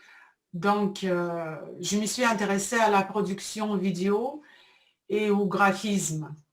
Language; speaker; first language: French; non-native, fluent; Russian